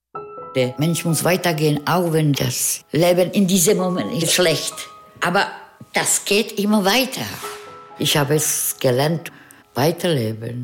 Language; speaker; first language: German; non-native, fluent; Czech